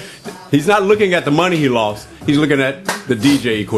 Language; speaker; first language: English; native; English